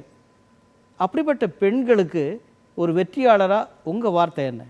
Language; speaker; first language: Tamil; native; Tamil